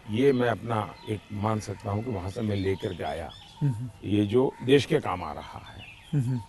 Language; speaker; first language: Hindi; non-native, local second language; Gujarati